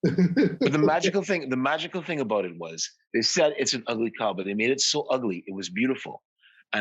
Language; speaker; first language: English; native; English